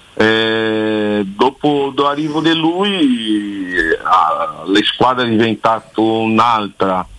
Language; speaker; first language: Italian; non-native, learner; Portuguese